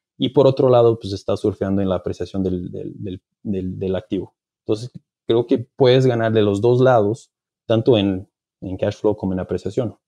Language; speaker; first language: Spanish; non-native, fluent; Portuguese